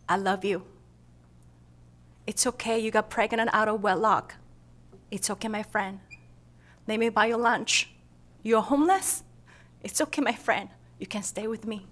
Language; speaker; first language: English; non-native, fluent; Korean